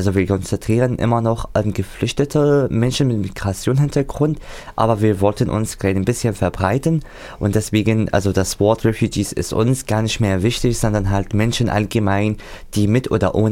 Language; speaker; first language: German; non-native, fluent; Arabic